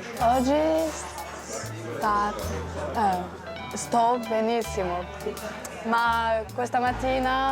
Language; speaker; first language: Italian; non-native, learner; French